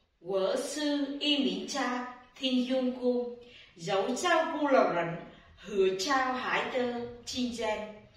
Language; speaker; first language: Chinese; non-native, learner; Vietnamese